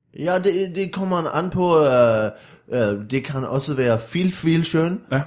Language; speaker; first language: Danish; native; Danish